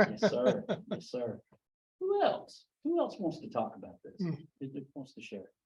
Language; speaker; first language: English; native; English